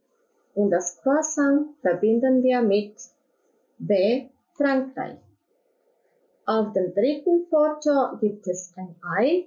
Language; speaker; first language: German; non-native, fluent; Croatian